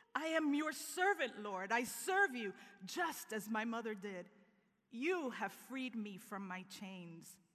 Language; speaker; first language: English; early bilingual, other home language; Spanish